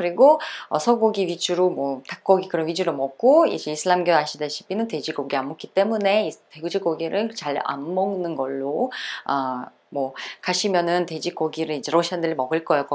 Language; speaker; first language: Korean; non-native, fluent; Uzbek